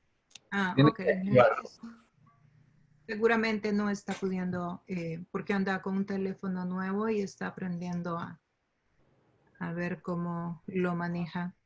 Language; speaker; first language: Spanish; native; Spanish